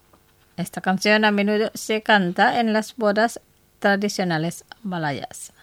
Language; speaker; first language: Spanish; non-native, fluent; Indonesian